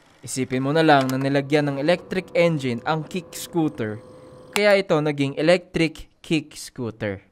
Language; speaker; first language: Filipino; native; Filipino